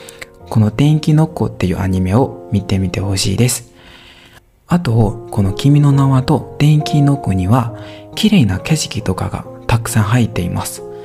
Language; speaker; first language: Japanese; non-native, learner; Burmese